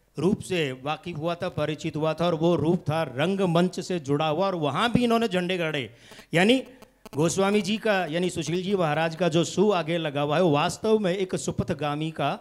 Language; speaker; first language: Hindi; native; Hindi